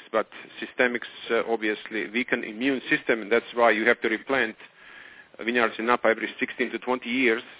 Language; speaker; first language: English; non-native, fluent; Croatian